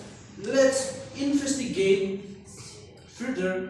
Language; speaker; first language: English; non-native, learner; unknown